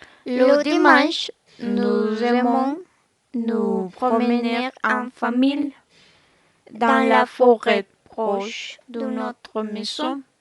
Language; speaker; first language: French; non-native, learner; Spanish